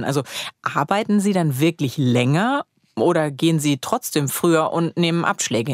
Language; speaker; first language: German; native; German